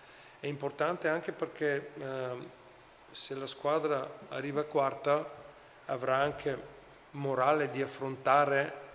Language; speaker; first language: Italian; non-native, fluent; Bulgarian